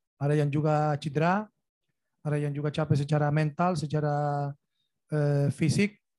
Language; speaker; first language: Indonesian; non-native, fluent; Spanish